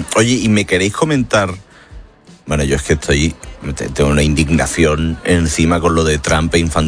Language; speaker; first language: Spanish; native; Spanish